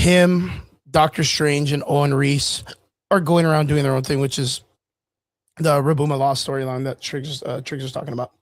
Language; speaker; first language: English; native; English